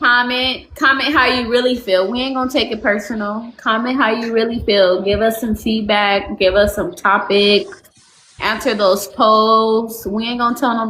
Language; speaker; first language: English; native; English